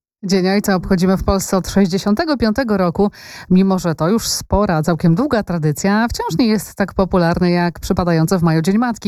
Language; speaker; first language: Polish; native; Polish